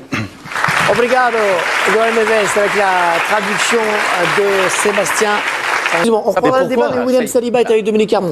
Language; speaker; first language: French; native; French